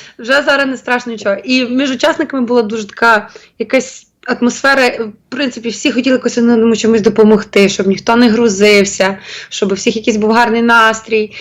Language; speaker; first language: Ukrainian; native; Ukrainian